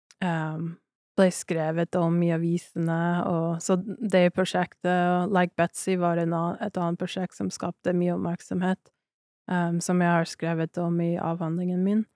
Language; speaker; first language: Norwegian; non-native, fluent; English